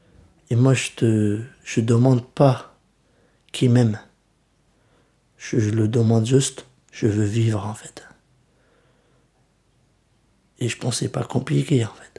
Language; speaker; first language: French; early bilingual, other home language; Kurdish